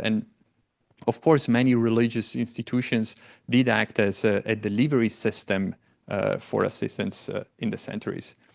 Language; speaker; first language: English; non-native, fluent; Italian